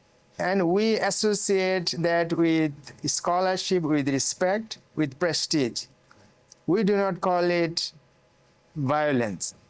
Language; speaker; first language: English; non-native, local second language; Bangla